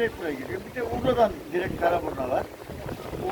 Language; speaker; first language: Turkish; native; Turkish